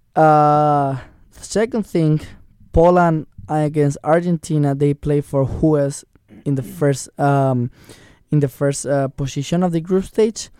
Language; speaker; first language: English; non-native, learner; Spanish